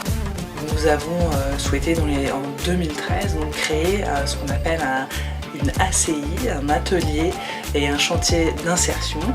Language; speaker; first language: French; native; French